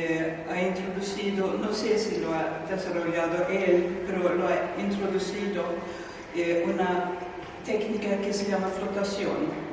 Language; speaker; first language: Spanish; non-native, fluent; Swedish